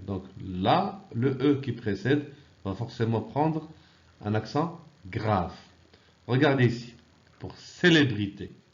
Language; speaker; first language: French; non-native, local second language; Arabic